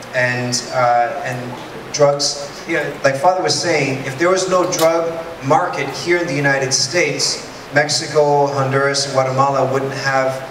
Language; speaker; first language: English; early bilingual, other home language; Spanish